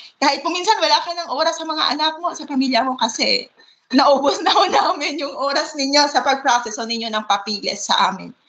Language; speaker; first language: Filipino; non-native, local second language; Hiligaynon